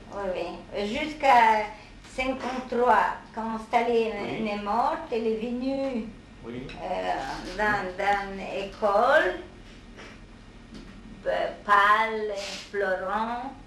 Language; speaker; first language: French; non-native, fluent; Hungarian